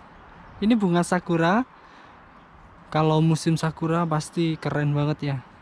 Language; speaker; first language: Indonesian; native; Indonesian